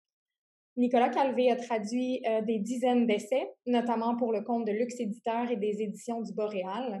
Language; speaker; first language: French; native; French